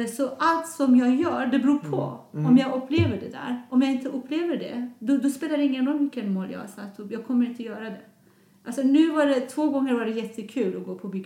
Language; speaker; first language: Swedish; non-native, fluent; Persian